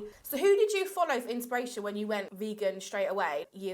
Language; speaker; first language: English; native; English